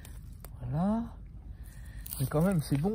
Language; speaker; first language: French; native; French